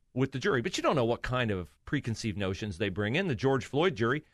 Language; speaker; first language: English; native; English